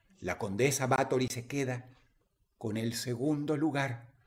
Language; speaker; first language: Spanish; native; Spanish